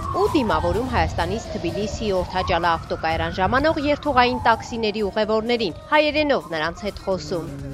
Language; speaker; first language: Armenian; native; Armenian